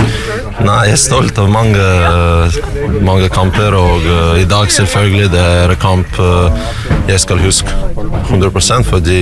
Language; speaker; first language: Norwegian; non-native, fluent; Russian